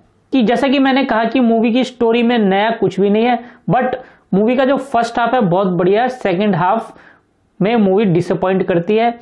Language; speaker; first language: Hindi; native; Hindi